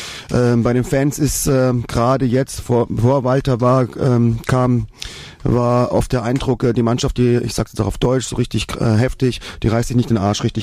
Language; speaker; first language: German; native; German